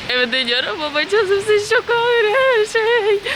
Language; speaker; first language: Turkish; non-native, learner; Russian